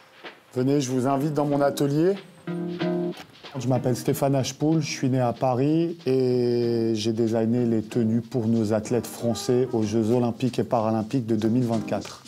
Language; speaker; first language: French; native; French